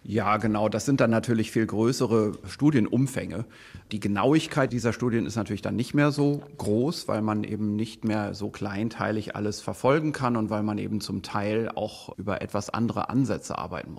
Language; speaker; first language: German; native; German